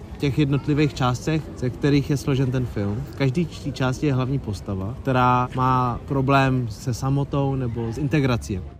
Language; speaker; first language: Czech; early bilingual, other home language; Vietnamese